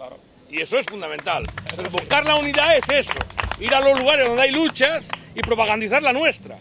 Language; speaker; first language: Spanish; native; Spanish